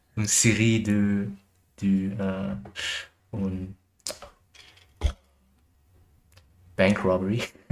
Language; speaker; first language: French; non-native, learner; German